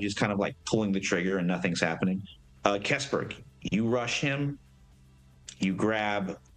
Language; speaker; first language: English; native; English